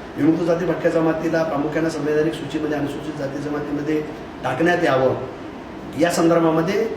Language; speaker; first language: Marathi; non-native, local second language; Lambadi